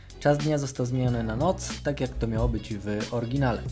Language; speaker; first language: Polish; native; Polish